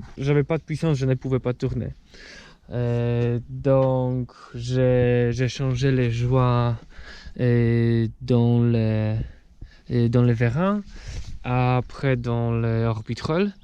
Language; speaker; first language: French; non-native, fluent; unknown